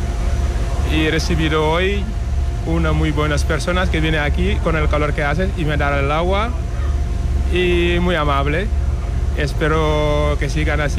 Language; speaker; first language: Spanish; non-native, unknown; Wolof